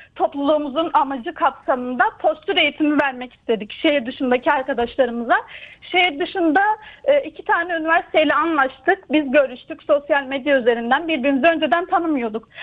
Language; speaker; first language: Turkish; native; Turkish